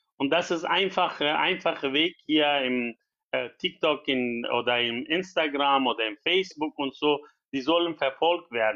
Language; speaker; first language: German; non-native, learner; Persian